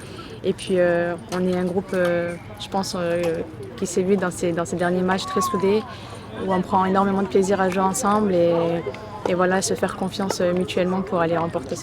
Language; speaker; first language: French; native; French